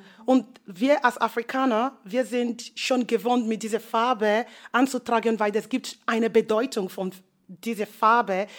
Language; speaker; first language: German; non-native, fluent; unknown